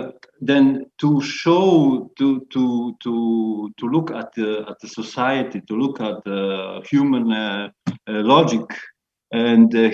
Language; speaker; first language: English; non-native, fluent; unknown